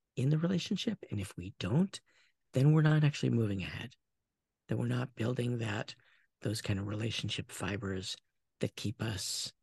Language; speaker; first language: English; native; English